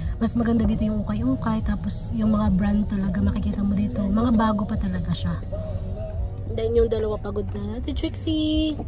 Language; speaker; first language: Filipino; non-native, local second language; Bikol